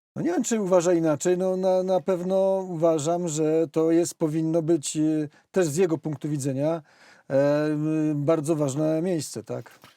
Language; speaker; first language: Polish; native; Polish